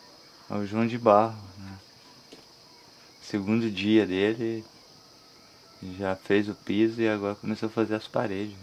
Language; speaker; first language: Portuguese; native; Portuguese